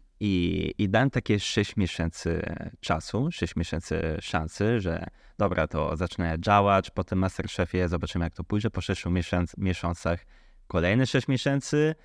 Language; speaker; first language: Polish; early bilingual, heritage; Polish